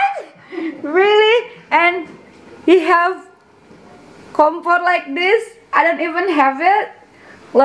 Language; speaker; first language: English; non-native, fluent; Indonesian